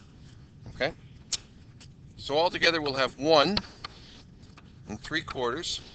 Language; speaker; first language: English; native; English